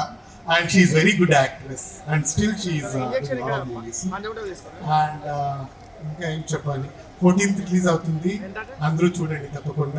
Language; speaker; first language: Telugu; non-native, learner; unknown